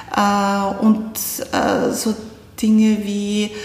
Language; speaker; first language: German; native; German